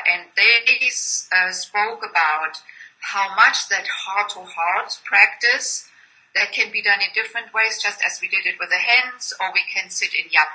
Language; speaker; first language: English; non-native, fluent; German